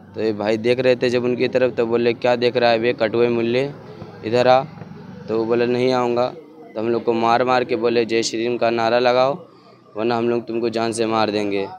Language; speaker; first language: Hindi; native; Hindi